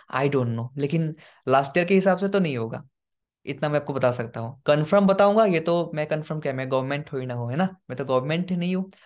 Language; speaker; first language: Hindi; non-native, local second language; Assamese